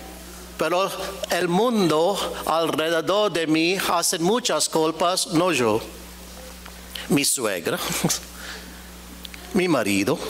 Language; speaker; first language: Spanish; non-native, fluent; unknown